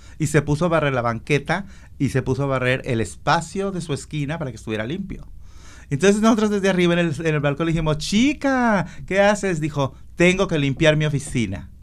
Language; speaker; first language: Spanish; native; Spanish